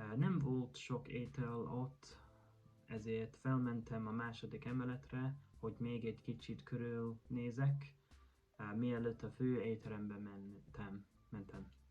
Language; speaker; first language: Hungarian; non-native, learner; English